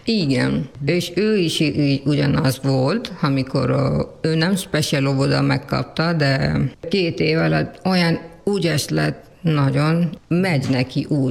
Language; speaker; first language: Hungarian; non-native, learner; Urdu